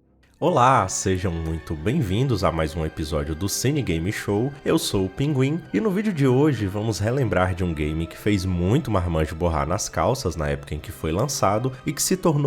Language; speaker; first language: Portuguese; native; Portuguese